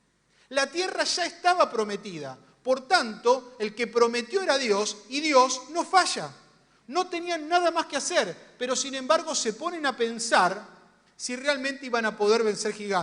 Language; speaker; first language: Spanish; native; Spanish